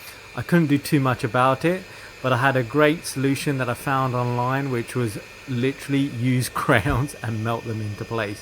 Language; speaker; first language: English; native; English